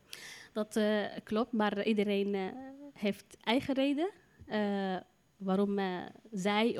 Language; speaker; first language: Dutch; non-native, learner; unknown